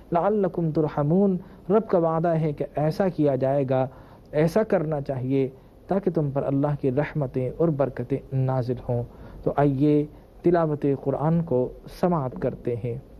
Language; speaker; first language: Urdu; native; Urdu